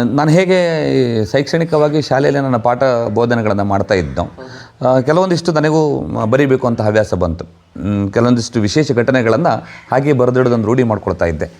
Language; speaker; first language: Kannada; non-native, local second language; Konkani